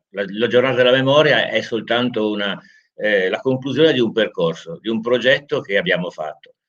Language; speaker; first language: Italian; native; Italian